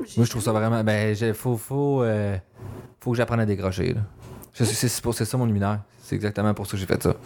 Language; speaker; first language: French; native; French